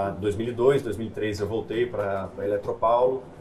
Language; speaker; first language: Portuguese; native; Portuguese